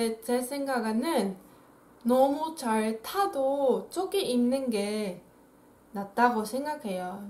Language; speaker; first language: Korean; non-native, fluent; Dutch